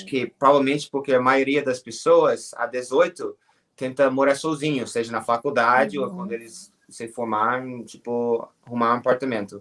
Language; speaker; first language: Portuguese; non-native, fluent; English